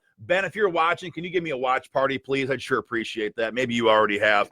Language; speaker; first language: English; native; English